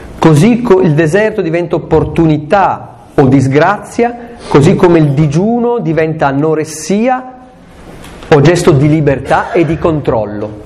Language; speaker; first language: Italian; non-native, local second language; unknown